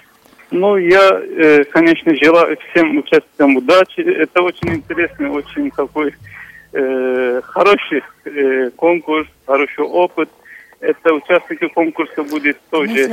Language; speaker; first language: Russian; non-native, fluent; Turkish